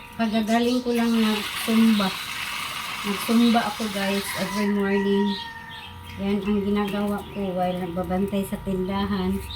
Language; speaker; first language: Filipino; non-native, local second language; Cebuano